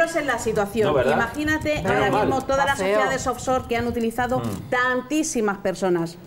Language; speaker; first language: Spanish; native; Spanish